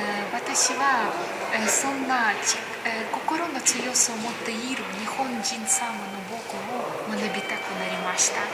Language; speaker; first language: Japanese; non-native, learner; Ukrainian